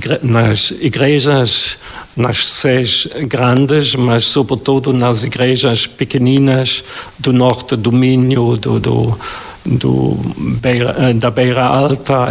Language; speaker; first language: Portuguese; non-native, fluent; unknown